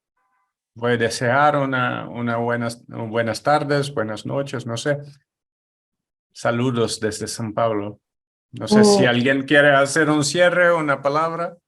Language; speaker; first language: Spanish; non-native, fluent; Portuguese